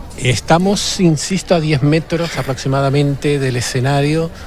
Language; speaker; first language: Spanish; native; Spanish